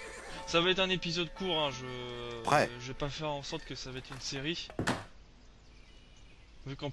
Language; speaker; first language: French; native; French